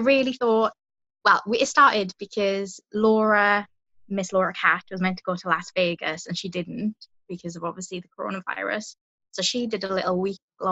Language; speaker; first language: English; native; English